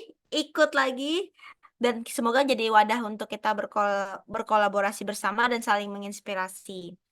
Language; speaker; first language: Indonesian; native; Indonesian